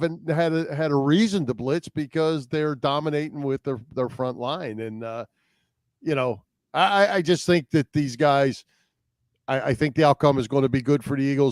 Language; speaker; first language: English; native; English